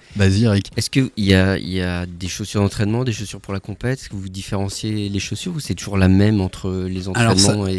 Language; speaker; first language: French; native; French